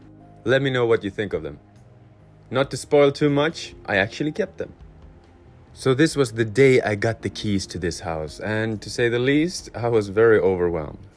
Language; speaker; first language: English; non-native, fluent; Swedish